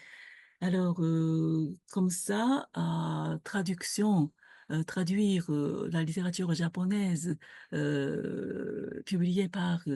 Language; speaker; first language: French; non-native, fluent; Japanese